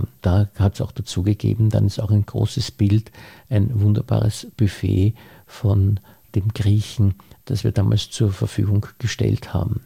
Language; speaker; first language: German; native; German